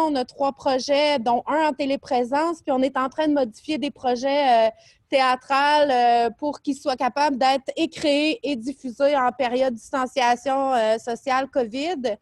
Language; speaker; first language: French; native; French